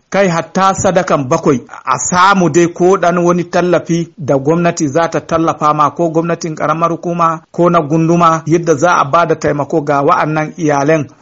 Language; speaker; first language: Hausa; non-native, local second language; Fula